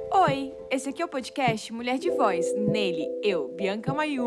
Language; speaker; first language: Portuguese; native; Portuguese